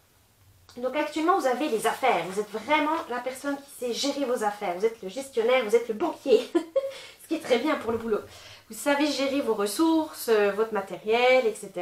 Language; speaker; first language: French; native; French